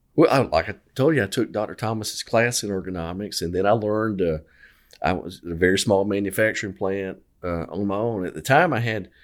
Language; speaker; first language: English; native; English